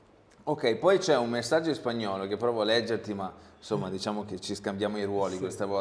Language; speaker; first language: Italian; native; Italian